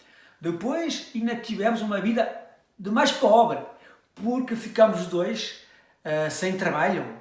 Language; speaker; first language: Portuguese; early bilingual, heritage; French